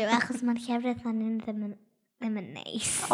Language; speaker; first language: Welsh; non-native, learner; Spanish